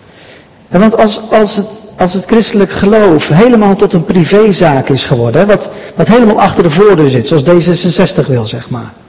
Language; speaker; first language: Dutch; native; Dutch